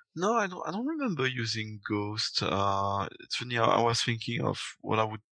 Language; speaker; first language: English; non-native, fluent; French